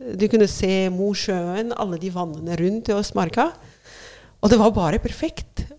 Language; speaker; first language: Norwegian; non-native, fluent; Arabic